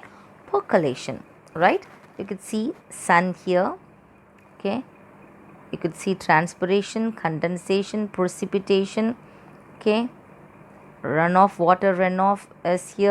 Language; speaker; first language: English; non-native, local second language; Tamil